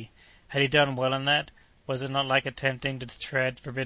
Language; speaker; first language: English; native; English